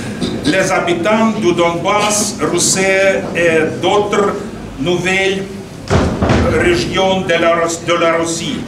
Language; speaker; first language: French; non-native, fluent; Russian